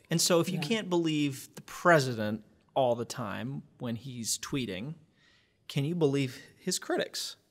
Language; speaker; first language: English; native; English